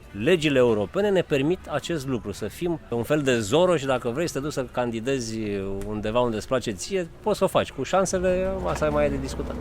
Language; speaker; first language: Romanian; native; Romanian